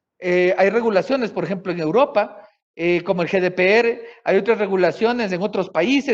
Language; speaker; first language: Spanish; native; Spanish